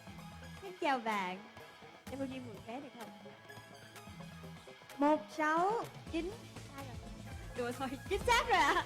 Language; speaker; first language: Vietnamese; native; Vietnamese